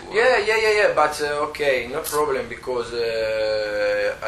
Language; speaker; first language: English; non-native, learner; Italian